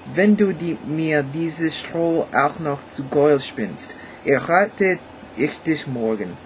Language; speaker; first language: German; non-native, learner; English